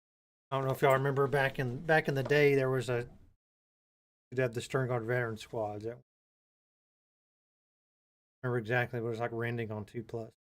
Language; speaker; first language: English; native; English